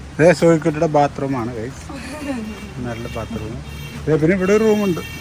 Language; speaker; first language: Malayalam; non-native, learner; Nepali